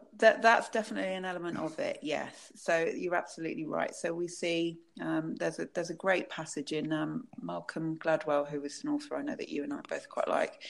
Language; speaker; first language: English; native; English